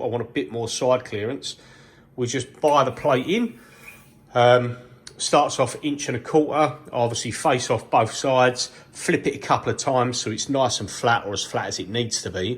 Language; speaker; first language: English; native; English